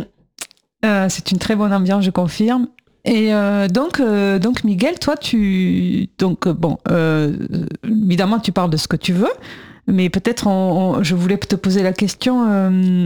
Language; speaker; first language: French; native; French